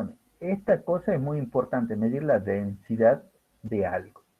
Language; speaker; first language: Spanish; native; Spanish